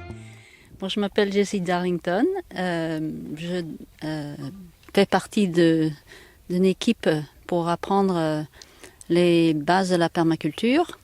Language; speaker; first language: French; non-native, fluent; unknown